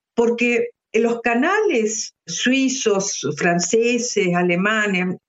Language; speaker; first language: Spanish; native; Spanish